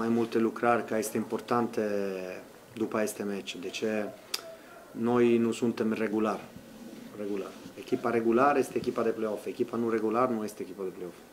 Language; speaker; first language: Romanian; non-native, learner; Italian